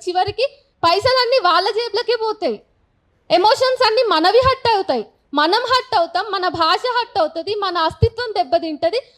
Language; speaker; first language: Telugu; native; Telugu